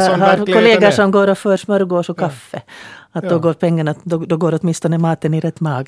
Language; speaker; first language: Swedish; native; Swedish